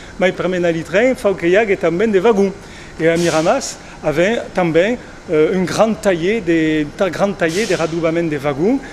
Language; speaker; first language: Occitan; non-native, local second language; French